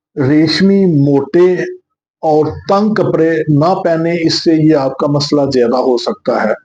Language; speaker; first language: Urdu; non-native, local second language; Punjabi